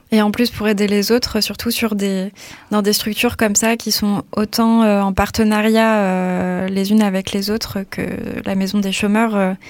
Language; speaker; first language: French; native; French